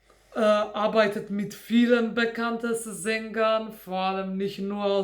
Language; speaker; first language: German; non-native, fluent; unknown